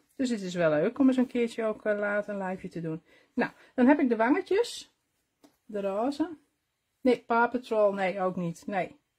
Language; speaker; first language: Dutch; native; Dutch